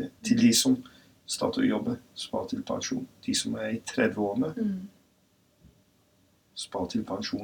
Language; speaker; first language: Norwegian; non-native, fluent; English